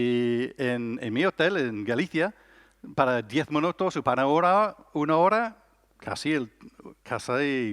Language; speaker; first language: Spanish; non-native, learner; English